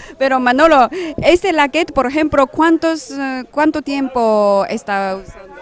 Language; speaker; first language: Spanish; non-native, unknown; Japanese